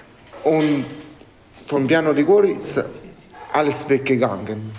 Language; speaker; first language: German; non-native, learner; Italian